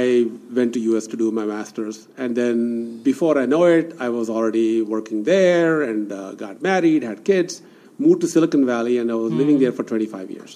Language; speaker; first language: English; non-native, local second language; Kannada